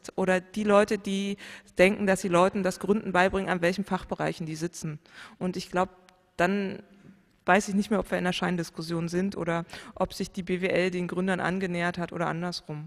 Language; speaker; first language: German; native; German